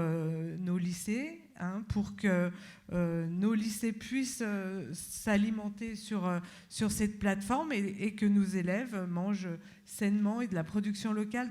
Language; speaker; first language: French; native; French